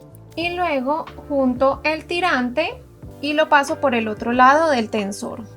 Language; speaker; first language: Spanish; native; Spanish